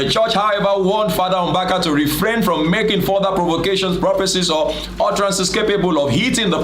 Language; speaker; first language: English; non-native, local second language; Yoruba